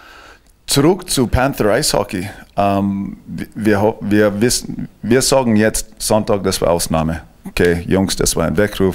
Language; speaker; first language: German; non-native, fluent; English